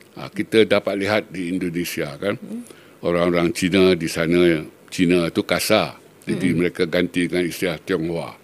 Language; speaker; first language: Malay; native; Malay